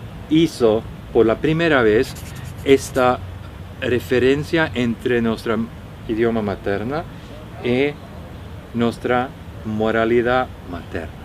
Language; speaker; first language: Spanish; non-native, fluent; Norwegian